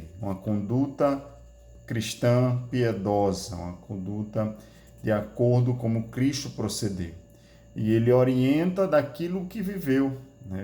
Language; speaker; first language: Portuguese; native; Portuguese